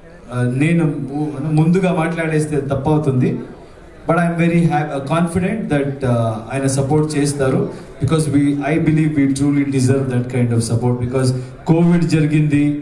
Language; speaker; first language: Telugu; non-native, learner; Kannada